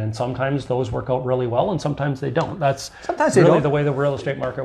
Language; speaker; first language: English; native; English